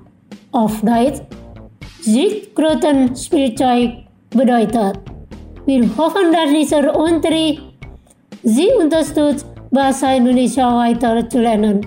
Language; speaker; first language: German; non-native, fluent; Indonesian